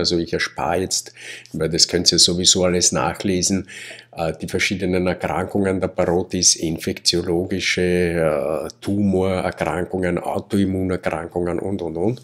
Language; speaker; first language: German; native; German